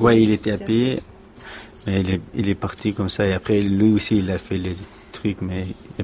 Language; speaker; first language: French; non-native, learner; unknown